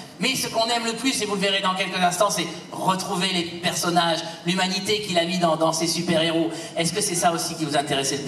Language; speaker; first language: French; native; French